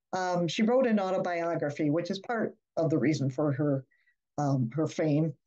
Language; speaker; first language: English; native; English